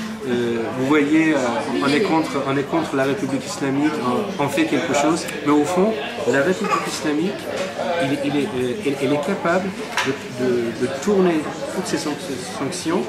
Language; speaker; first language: French; non-native, fluent; Persian